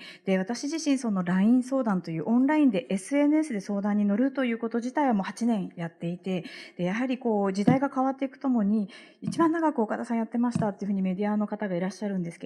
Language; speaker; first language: Japanese; native; Japanese